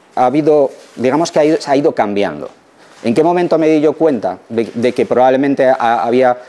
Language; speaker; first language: Spanish; native; Spanish